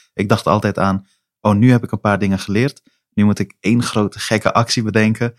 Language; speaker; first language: Dutch; early bilingual, other home language; Persian